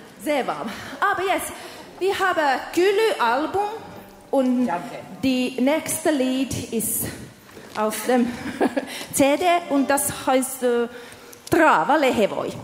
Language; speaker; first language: German; non-native, learner; Finnish